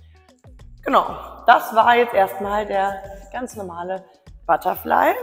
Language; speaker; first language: German; native; German